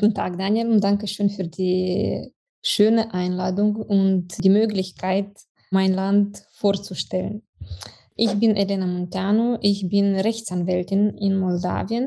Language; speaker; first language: German; non-native, fluent; Romanian